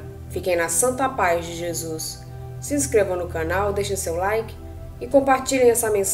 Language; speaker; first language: Portuguese; native; Portuguese